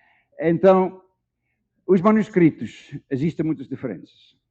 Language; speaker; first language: Portuguese; non-native, fluent; Dutch